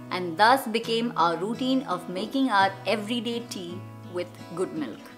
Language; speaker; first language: English; non-native, local second language; Malayalam